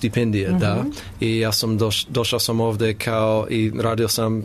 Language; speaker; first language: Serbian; non-native, learner; English